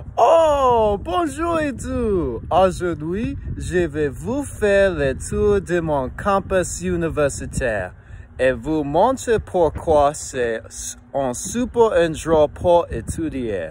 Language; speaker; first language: French; non-native, learner; English